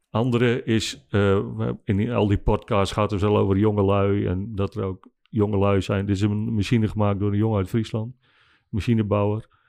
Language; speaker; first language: Dutch; non-native, local second language; Western Frisian